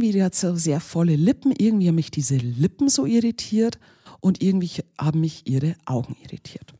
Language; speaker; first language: German; native; German